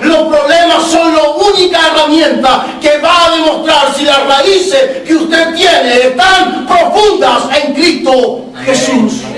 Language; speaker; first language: Spanish; native; Spanish